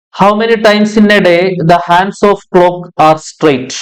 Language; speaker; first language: English; non-native, local second language; Malayalam